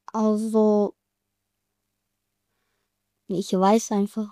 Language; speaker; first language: German; early bilingual, other home language; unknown